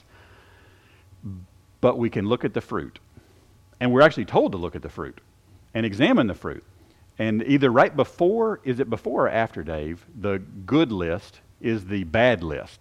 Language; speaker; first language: English; native; English